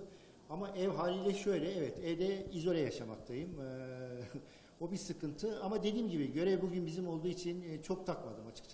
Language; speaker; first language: Turkish; non-native, fluent; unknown